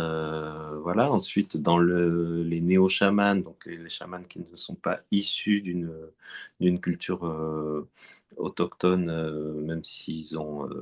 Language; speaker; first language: French; native; French